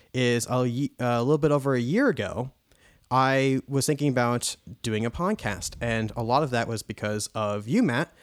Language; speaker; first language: English; native; English